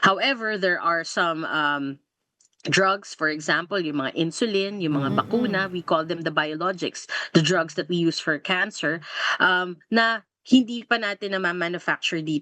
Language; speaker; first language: Filipino; native; Filipino